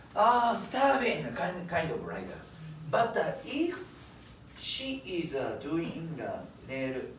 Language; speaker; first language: English; non-native, learner; Japanese